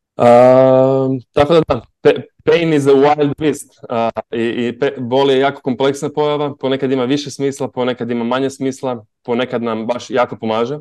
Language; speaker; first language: Croatian; native; Croatian